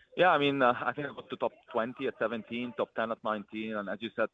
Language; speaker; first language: English; early bilingual, other home language; Arabic